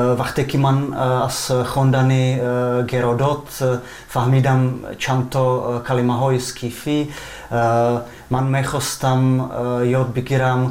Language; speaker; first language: Persian; non-native, fluent; Czech